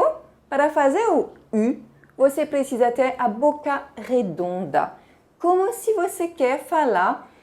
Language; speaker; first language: Portuguese; non-native, fluent; French